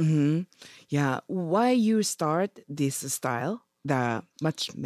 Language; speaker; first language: English; non-native, learner; Japanese